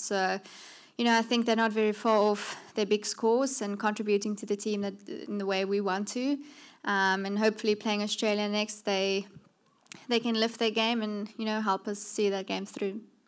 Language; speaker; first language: English; non-native, local second language; Afrikaans